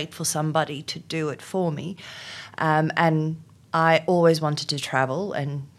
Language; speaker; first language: English; non-native, local second language; Afrikaans